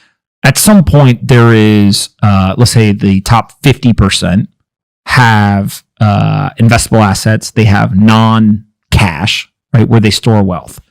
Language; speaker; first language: English; native; English